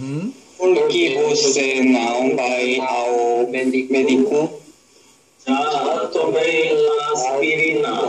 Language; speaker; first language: Portuguese; non-native, learner; Korean